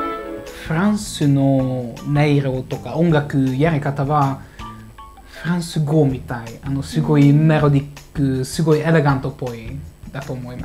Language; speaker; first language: Japanese; non-native, fluent; Hungarian